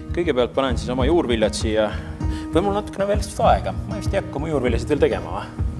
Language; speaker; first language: Estonian; native; Estonian